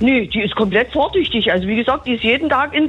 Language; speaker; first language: German; native; German